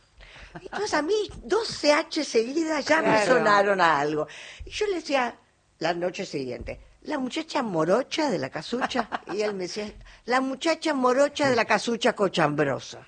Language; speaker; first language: Spanish; native; Spanish